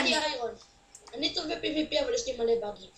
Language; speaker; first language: Hebrew; native; Hebrew